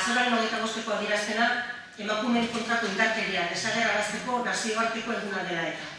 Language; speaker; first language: Basque; native; Basque